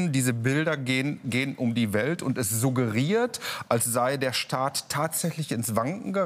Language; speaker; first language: German; native; German